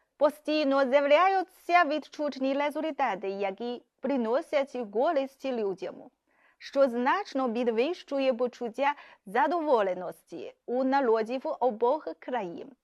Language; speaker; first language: Ukrainian; non-native, fluent; Chinese